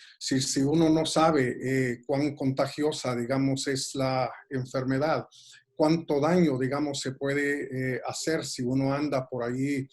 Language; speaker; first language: Spanish; native; Spanish